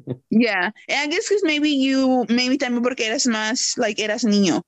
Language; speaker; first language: Spanish; early bilingual, heritage; Spanish